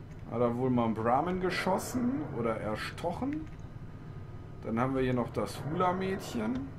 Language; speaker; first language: German; native; German